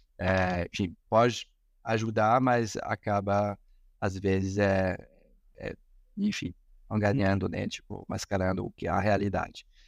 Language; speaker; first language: Portuguese; non-native, fluent; Spanish